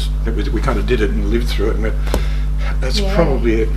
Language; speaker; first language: English; native; English